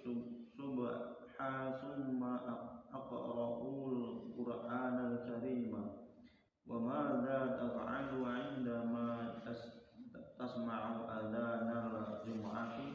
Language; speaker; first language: Arabic; non-native, learner; Indonesian